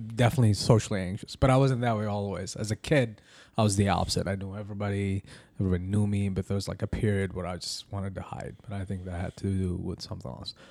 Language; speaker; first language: English; early bilingual, other home language; Arabic